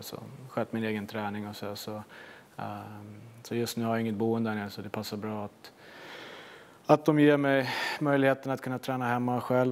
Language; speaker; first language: Swedish; native; Swedish